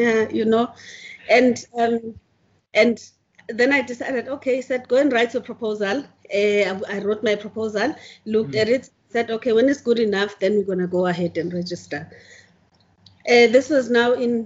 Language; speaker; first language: English; non-native, local second language; Zulu